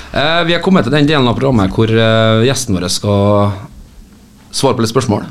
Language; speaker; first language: Norwegian; native; Norwegian